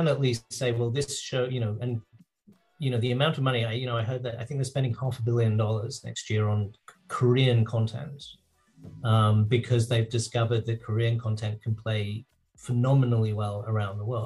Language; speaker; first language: English; native; English